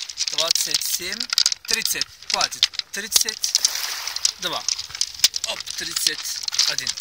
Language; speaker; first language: Russian; non-native, learner; Turkish